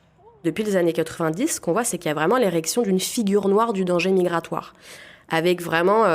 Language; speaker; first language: French; native; French